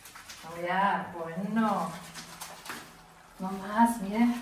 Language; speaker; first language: Spanish; non-native, learner; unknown